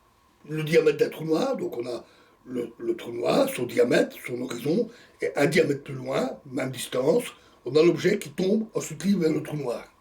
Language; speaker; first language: French; native; French